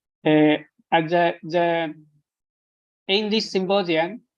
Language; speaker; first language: English; non-native, fluent; Chinese